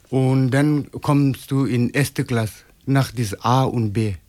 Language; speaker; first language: German; non-native, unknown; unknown